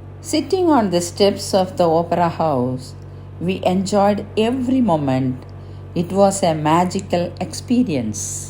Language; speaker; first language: English; non-native, local second language; Malayalam